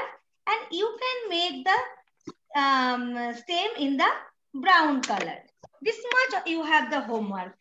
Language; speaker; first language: English; non-native, learner; Bangla